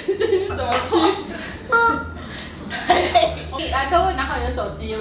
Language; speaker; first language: Chinese; native; Chinese